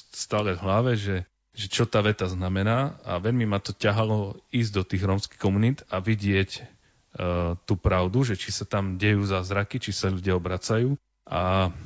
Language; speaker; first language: Slovak; native; Slovak